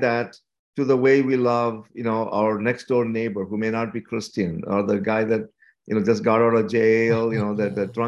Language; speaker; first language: English; non-native, local second language; Tamil